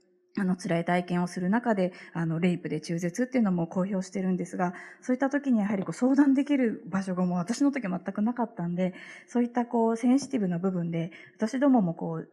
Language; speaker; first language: Japanese; native; Japanese